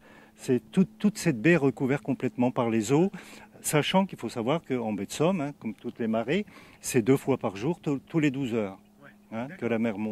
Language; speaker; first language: French; native; French